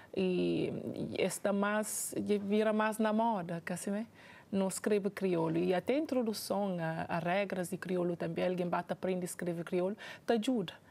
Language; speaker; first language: Portuguese; non-native, local second language; Kabuverdianu